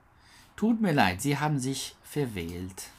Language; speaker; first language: German; non-native, learner; English